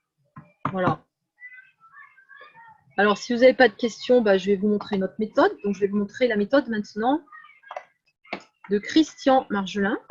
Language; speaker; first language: French; native; French